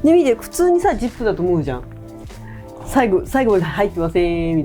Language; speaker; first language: Japanese; native; Japanese